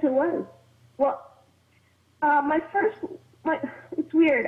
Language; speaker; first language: English; native; English